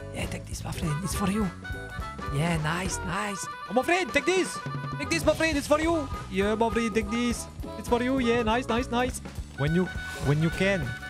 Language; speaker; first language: English; non-native, learner; French